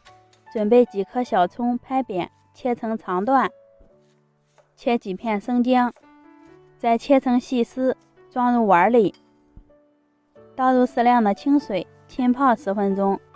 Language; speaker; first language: Chinese; native; Chinese